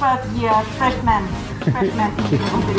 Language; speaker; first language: English; non-native, learner; Thai